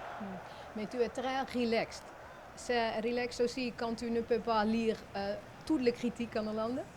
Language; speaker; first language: French; non-native, learner; Dutch